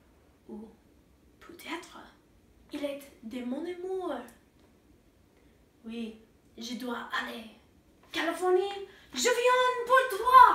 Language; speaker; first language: French; non-native, learner; English